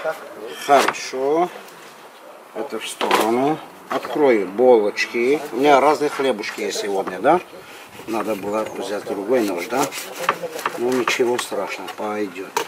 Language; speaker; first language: Russian; non-native, local second language; Armenian